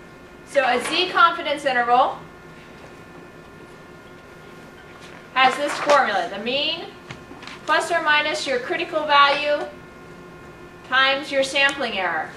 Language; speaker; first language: English; native; English